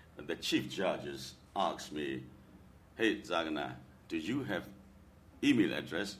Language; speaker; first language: English; non-native, learner; Burmese